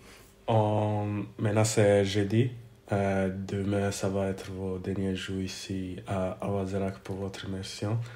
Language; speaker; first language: French; non-native, fluent; English